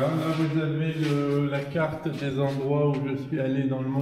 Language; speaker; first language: French; native; French